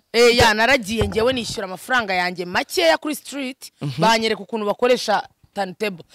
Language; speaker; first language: Kinyarwanda; native; Kinyarwanda